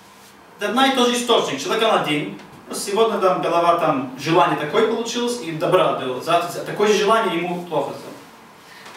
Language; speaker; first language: Russian; non-native, learner; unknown